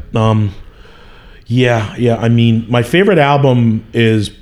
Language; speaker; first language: English; native; English